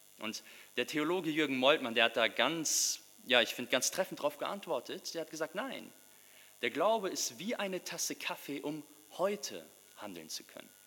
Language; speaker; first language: German; early bilingual, other home language; Russian